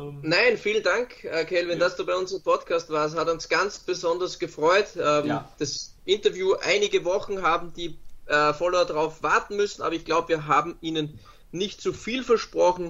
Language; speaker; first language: German; native; German